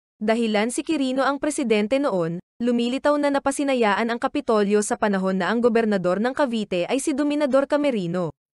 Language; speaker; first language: Filipino; native; Filipino